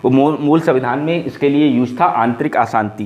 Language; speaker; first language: Hindi; native; Hindi